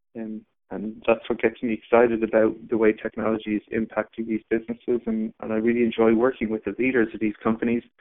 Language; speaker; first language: English; native; English